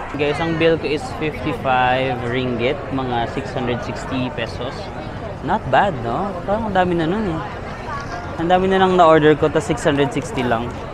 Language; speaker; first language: Filipino; native; Filipino